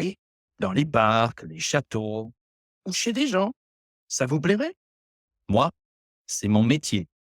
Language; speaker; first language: French; non-native, learner; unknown